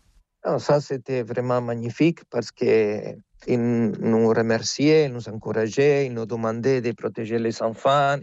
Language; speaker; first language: French; non-native, fluent; Spanish